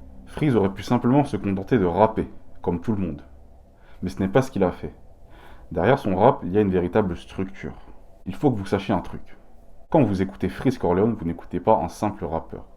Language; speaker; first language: French; native; French